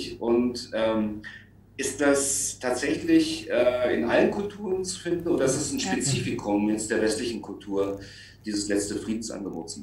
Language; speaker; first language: German; native; German